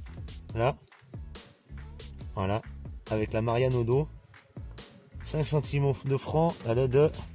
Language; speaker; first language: French; native; French